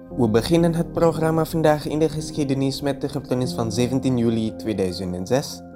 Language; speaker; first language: Dutch; non-native, fluent; Indonesian